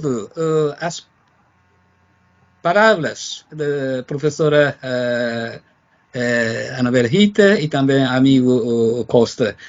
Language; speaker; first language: Portuguese; non-native, fluent; Japanese